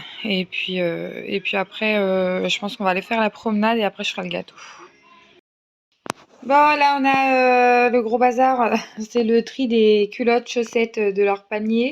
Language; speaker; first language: French; native; French